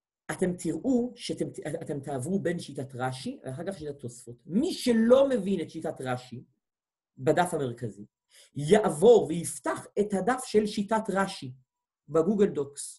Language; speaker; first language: Hebrew; native; Hebrew